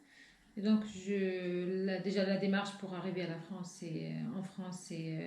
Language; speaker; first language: French; non-native, local second language; Arabic